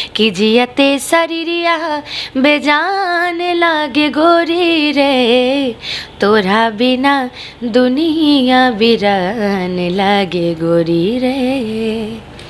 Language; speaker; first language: Hindi; native; Hindi